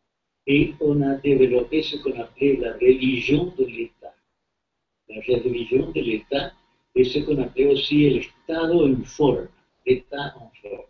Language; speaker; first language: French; non-native, fluent; Spanish